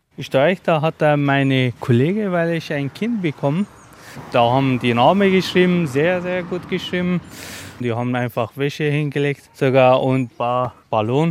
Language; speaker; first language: German; non-native, fluent; Arabic